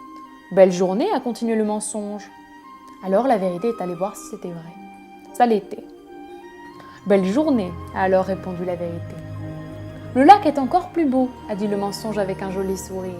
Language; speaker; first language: French; native; French